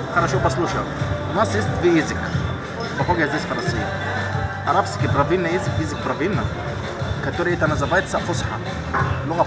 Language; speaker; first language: Russian; non-native, learner; Arabic